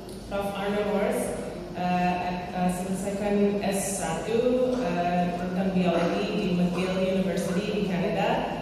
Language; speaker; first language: Indonesian; non-native, fluent; English